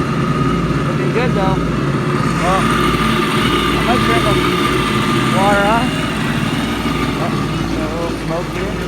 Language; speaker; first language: English; native; English